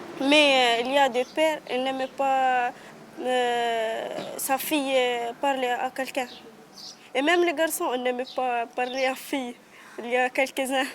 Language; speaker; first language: French; non-native, learner; Arabic